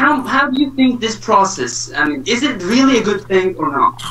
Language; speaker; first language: English; non-native, fluent; Persian